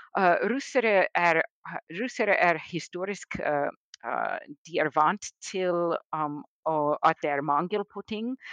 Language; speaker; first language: Norwegian; non-native, fluent; English